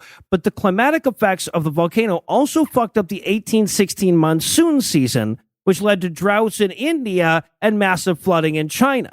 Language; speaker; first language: English; native; English